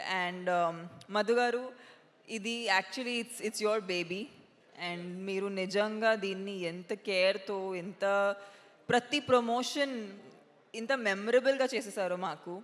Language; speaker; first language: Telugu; non-native, local second language; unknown